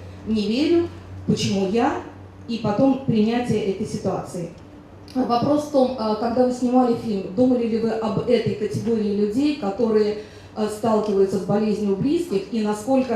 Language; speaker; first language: Russian; native; Russian